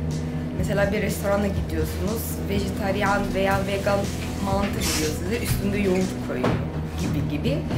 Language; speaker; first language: Turkish; non-native, fluent; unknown